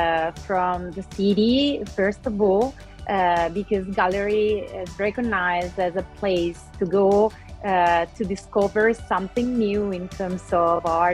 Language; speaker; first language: English; non-native, local second language; Italian